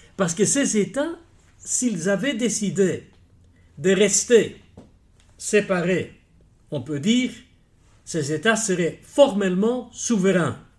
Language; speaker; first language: French; non-native, local second language; Dutch